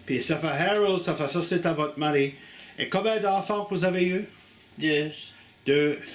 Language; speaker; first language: French; native; French